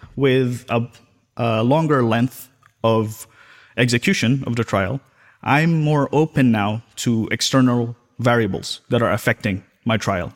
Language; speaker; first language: English; non-native, local second language; Filipino